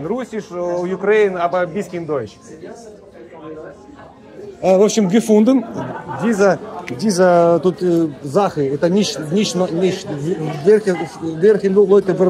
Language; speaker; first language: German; non-native, learner; Russian